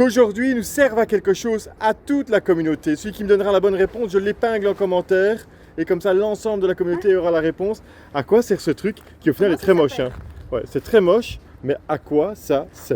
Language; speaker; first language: French; native; French